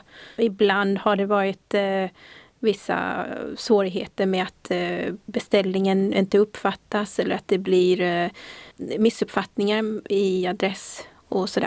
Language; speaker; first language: Swedish; native; Swedish